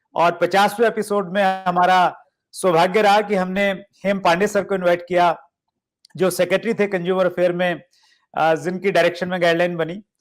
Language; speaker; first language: Hindi; native; Hindi